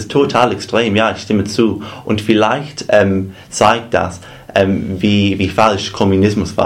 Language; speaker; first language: German; non-native, fluent; English